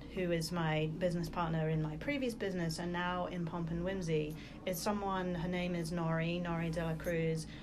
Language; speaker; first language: English; early bilingual, other home language; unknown